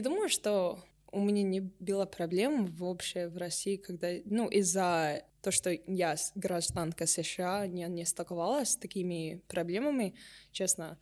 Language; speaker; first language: Russian; non-native, learner; English